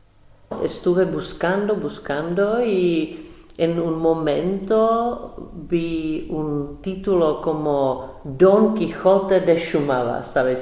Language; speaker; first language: Spanish; non-native, fluent; Czech